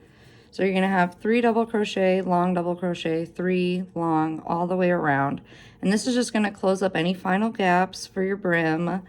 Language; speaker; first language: English; native; English